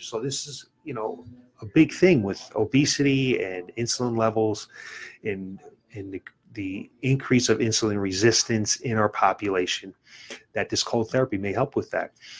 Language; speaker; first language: English; native; English